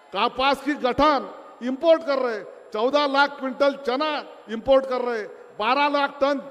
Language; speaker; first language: Hindi; non-native, local second language; Marathi